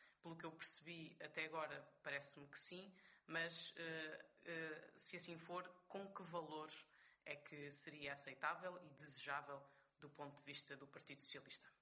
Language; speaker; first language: Portuguese; native; Portuguese